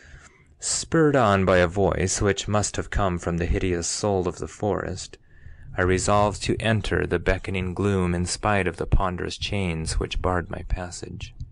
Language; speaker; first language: English; native; English